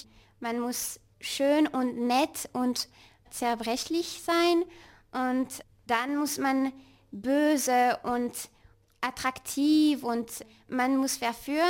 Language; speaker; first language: German; non-native, fluent; French